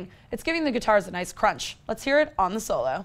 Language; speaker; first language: English; native; English